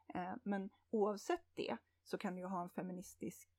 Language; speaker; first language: Swedish; native; Swedish